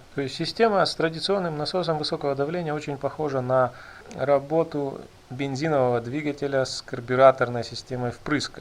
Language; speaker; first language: Russian; native; Russian